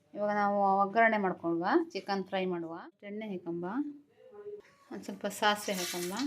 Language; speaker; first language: Kannada; native; Kannada